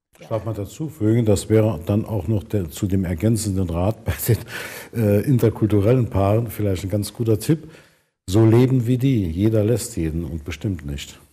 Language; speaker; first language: German; native; German